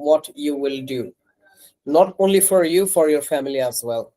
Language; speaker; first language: English; non-native, fluent; Bangla